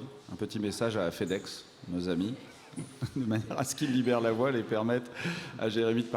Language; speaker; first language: French; native; French